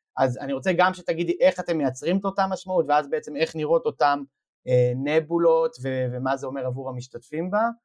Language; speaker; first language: Hebrew; native; Hebrew